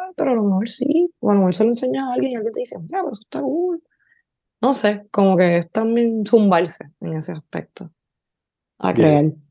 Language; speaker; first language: Spanish; native; Spanish